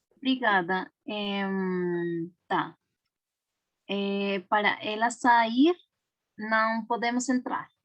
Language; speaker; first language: Portuguese; non-native, learner; Spanish